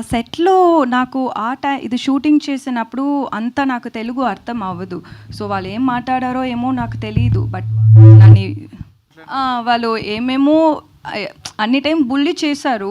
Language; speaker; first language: Telugu; non-native, learner; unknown